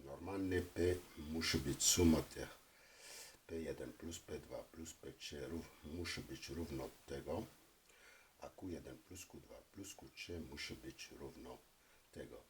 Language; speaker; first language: Polish; non-native, learner; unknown